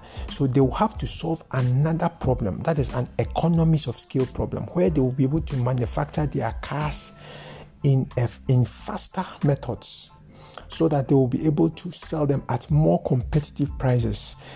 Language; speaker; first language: English; non-native, local second language; Akan